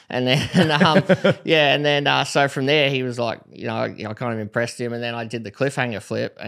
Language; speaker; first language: English; native; English